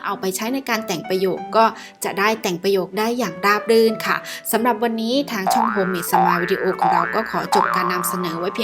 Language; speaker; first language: Thai; native; Thai